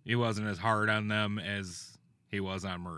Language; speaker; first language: English; native; English